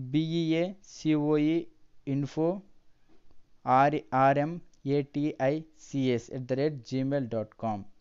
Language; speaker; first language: English; non-native, local second language; Telugu